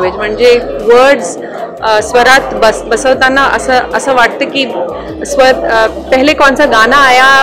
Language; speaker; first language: Marathi; non-native, local second language; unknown